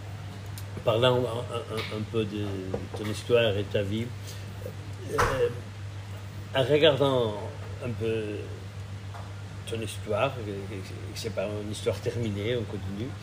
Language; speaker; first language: French; non-native, fluent; Portuguese